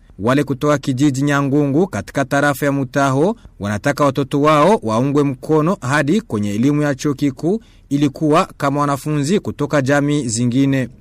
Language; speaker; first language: Swahili; non-native, local second language; Rundi